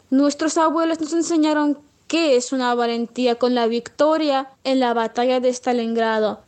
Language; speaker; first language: Spanish; non-native, fluent; Russian